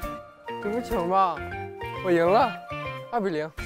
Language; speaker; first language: Chinese; native; Chinese